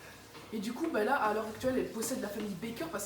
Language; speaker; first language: French; native; French